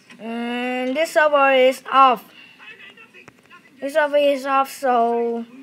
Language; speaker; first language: English; non-native, learner; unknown